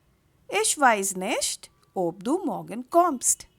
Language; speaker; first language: German; non-native, fluent; Hindi